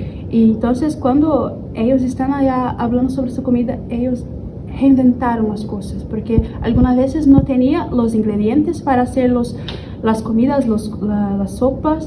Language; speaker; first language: Spanish; non-native, learner; Portuguese